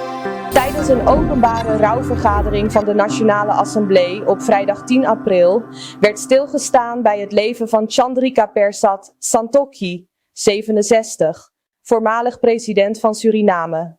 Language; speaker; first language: Dutch; native; Dutch